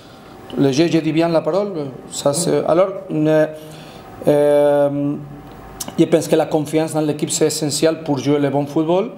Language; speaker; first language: French; non-native, fluent; Spanish